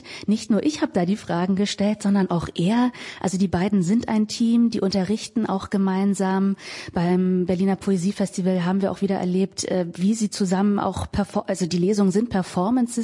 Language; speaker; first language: German; native; German